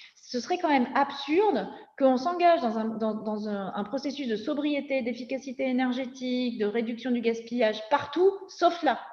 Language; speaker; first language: French; native; French